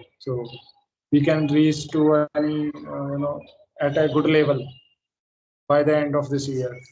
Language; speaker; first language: English; non-native, fluent; Hindi